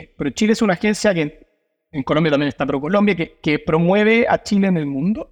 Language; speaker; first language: Spanish; native; Spanish